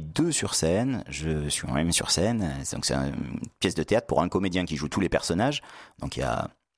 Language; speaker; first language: French; native; French